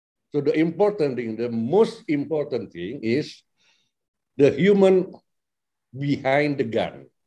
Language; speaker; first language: English; non-native, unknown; Indonesian